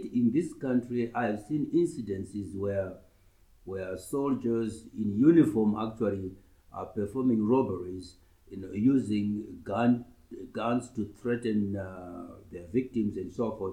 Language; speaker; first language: English; non-native, local second language; Shona